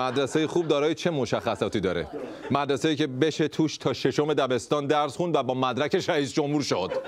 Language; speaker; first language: Persian; native; Persian